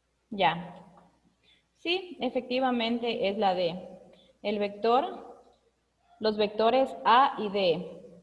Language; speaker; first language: Spanish; native; Spanish